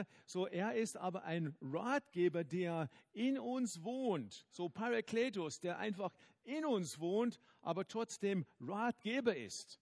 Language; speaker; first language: German; non-native, fluent; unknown